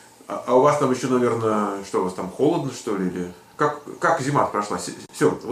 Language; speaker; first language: Russian; native; Russian